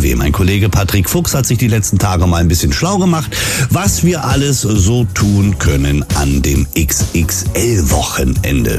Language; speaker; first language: German; native; German